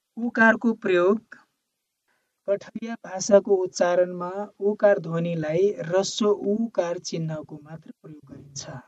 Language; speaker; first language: Nepali; non-native, local second language; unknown